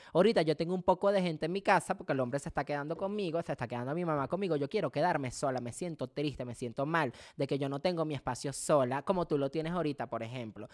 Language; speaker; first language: Spanish; native; Spanish